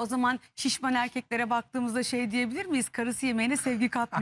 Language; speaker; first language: Turkish; native; Turkish